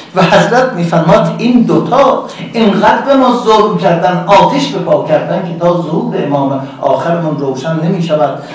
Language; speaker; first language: Persian; native; Persian